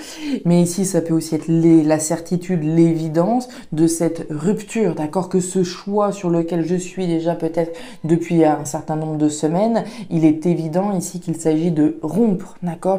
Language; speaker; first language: French; native; French